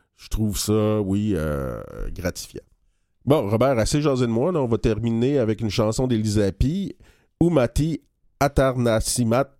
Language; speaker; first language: French; native; French